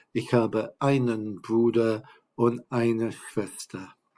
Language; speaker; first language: German; non-native, fluent; English